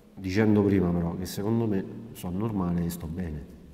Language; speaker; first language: Italian; native; Italian